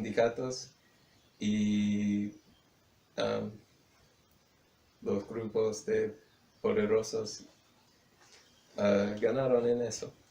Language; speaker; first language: Spanish; non-native, fluent; English